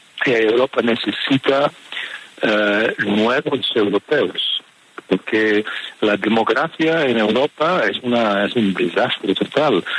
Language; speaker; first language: Spanish; non-native, fluent; Italian